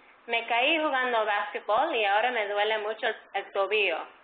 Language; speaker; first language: Spanish; early bilingual, heritage; Spanish